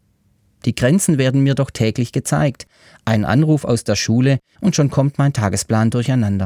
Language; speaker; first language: German; native; German